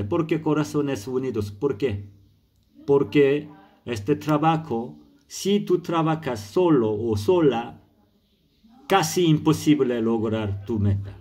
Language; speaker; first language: Spanish; non-native, learner; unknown